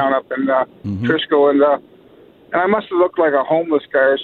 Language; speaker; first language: English; native; English